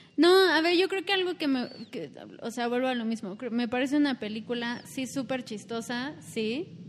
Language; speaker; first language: Spanish; native; Spanish